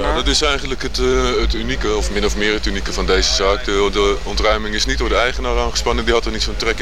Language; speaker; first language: Dutch; native; Dutch